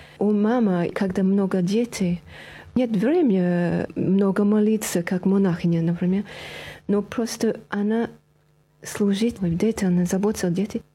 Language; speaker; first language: Russian; non-native, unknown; French